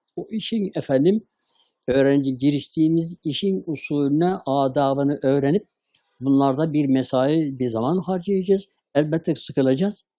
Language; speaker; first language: Turkish; native; Turkish